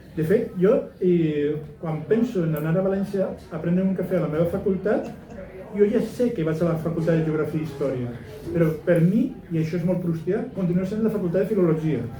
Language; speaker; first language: Catalan; non-native, local second language; Spanish